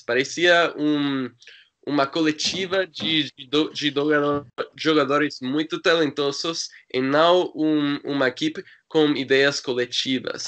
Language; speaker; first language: Portuguese; non-native, learner; English